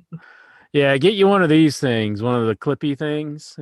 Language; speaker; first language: English; native; English